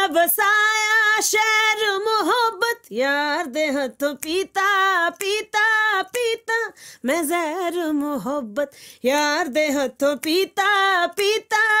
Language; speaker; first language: Hindi; non-native, local second language; Punjabi